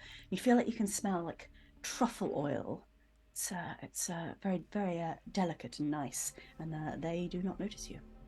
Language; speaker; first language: English; native; English